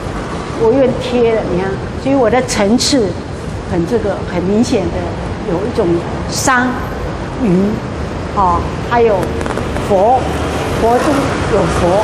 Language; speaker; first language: Chinese; native; Chinese